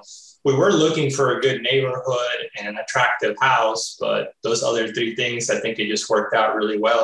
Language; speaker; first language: English; early bilingual, other home language; Spanish